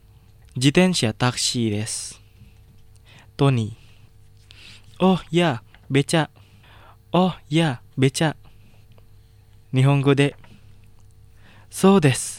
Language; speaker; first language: Japanese; non-native, fluent; Indonesian